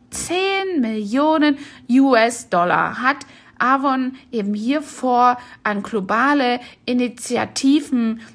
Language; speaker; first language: German; native; German